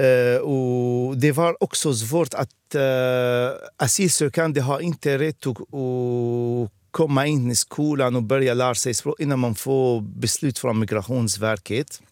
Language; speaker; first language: Swedish; non-native, fluent; Arabic